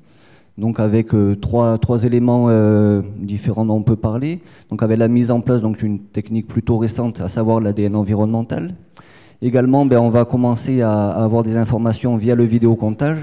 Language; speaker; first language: French; native; French